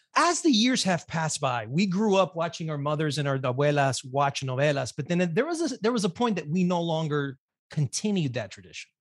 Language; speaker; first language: English; early bilingual, other home language; Spanish